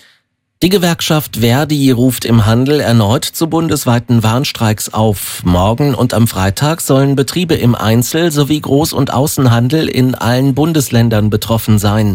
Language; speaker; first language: German; native; German